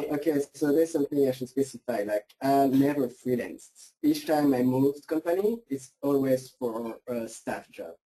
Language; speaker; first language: English; non-native, fluent; French